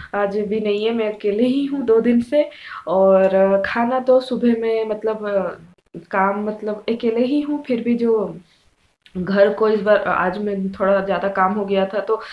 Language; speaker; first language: Hindi; non-native, local second language; Odia